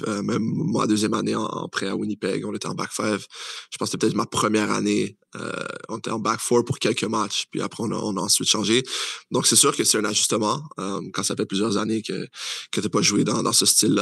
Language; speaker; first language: French; native; French